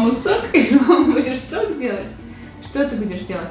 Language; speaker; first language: Russian; native; Russian